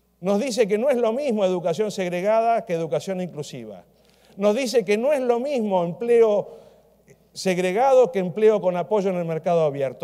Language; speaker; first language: Spanish; native; Spanish